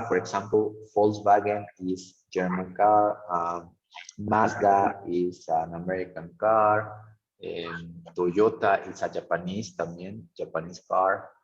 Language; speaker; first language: English; non-native, fluent; Spanish